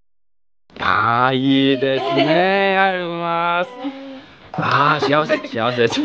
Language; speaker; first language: Japanese; non-native, learner; Chinese